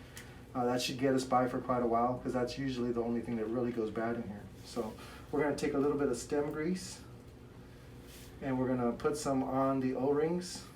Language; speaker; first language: English; native; English